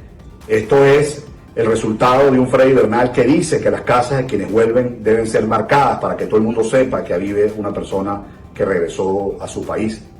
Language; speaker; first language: Spanish; native; Spanish